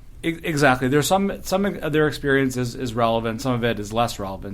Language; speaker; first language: English; native; English